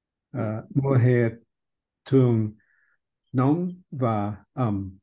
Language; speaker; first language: Vietnamese; non-native, learner; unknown